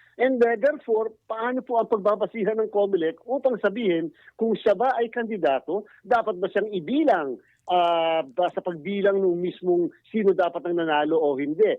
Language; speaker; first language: Filipino; native; Filipino